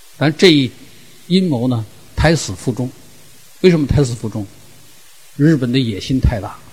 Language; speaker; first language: Chinese; native; Chinese